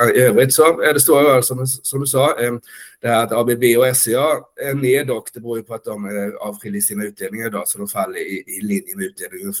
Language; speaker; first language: Swedish; native; Swedish